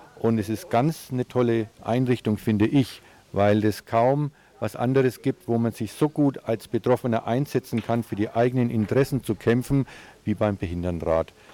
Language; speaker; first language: German; native; German